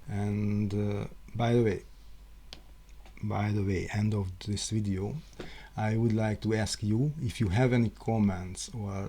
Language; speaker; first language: English; non-native, learner; Hungarian